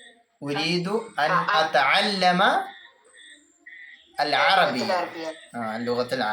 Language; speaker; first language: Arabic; non-native, learner; Malayalam